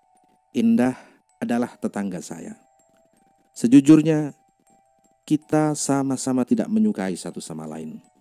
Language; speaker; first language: Indonesian; native; Indonesian